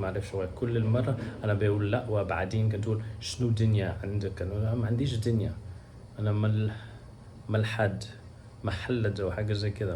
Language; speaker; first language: Arabic; non-native, learner; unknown